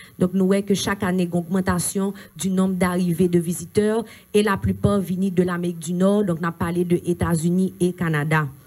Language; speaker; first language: French; non-native, local second language; Haitian Creole